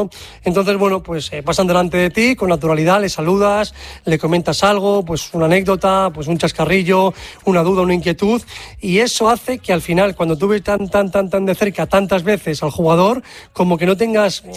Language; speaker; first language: Spanish; native; Spanish